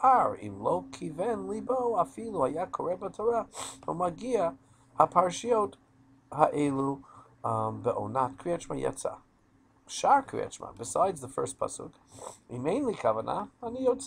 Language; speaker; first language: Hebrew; non-native, fluent; English